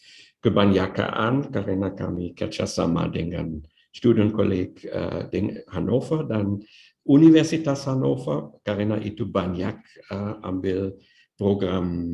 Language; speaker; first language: Indonesian; non-native, fluent; German